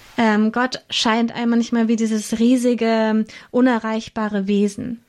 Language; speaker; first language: German; native; German